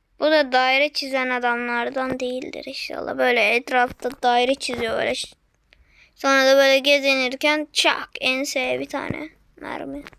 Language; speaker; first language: Turkish; native; Turkish